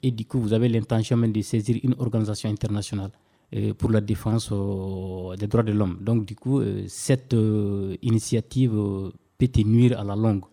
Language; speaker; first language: French; non-native, local second language; Bambara